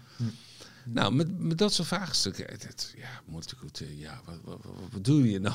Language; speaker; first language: Dutch; non-native, fluent; Persian